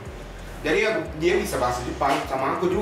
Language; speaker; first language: Indonesian; non-native, learner; Japanese